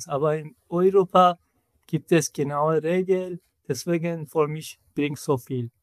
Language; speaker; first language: German; non-native, learner; Persian